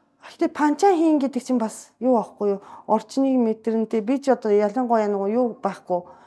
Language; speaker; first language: Mongolian; non-native, fluent; Japanese